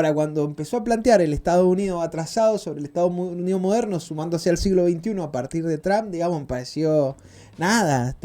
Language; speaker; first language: Spanish; native; Spanish